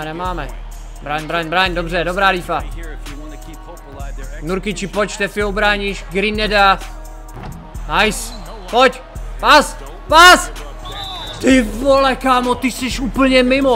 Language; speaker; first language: Czech; native; Czech